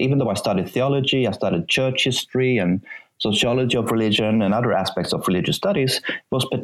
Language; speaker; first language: English; non-native, fluent; Swedish